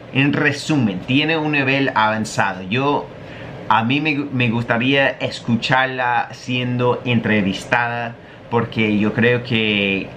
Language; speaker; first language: Spanish; non-native, fluent; English